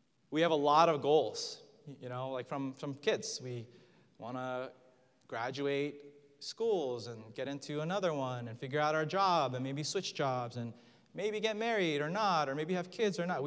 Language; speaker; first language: English; early bilingual, other home language; Korean